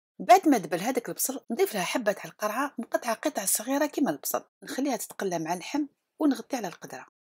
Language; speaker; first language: Arabic; native; Arabic